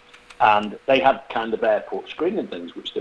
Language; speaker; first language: English; native; English